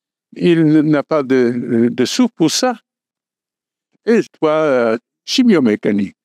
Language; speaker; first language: French; non-native, fluent; Polish